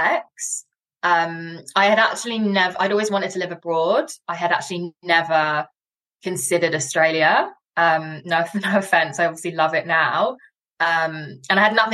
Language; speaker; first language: English; native; English